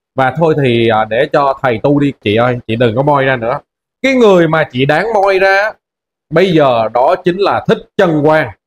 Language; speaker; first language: Vietnamese; native; Vietnamese